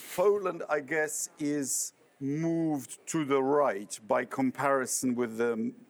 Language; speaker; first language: English; non-native, fluent; Polish